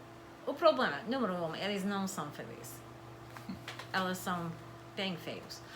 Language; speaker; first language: Portuguese; non-native, fluent; English